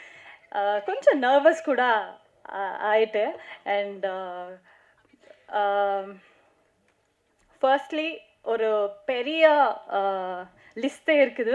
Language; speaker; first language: Tamil; non-native, learner; Kannada